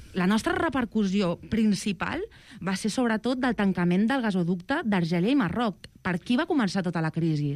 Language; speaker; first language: Catalan; non-native, local second language; Spanish